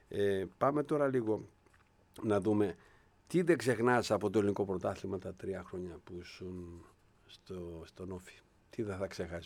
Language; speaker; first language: Greek; native; Greek